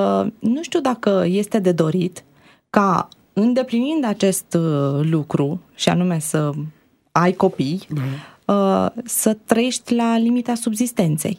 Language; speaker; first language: Romanian; native; Romanian